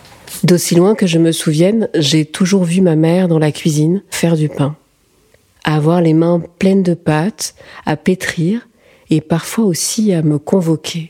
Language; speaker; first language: French; early bilingual, other home language; Berber languages